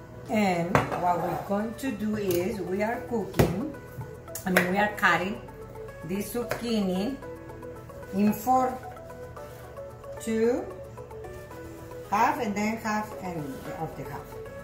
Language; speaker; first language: English; non-native, fluent; Spanish